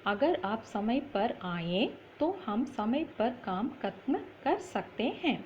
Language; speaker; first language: Hindi; non-native, local second language; Tamil